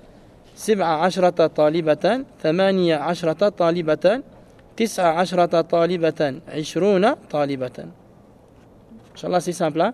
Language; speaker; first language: Arabic; non-native, fluent; French